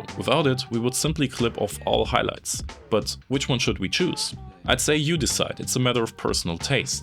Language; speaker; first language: English; non-native, fluent; German